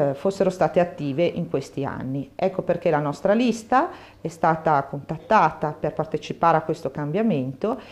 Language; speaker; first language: Italian; native; Italian